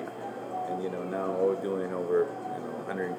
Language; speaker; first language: English; non-native, fluent; Spanish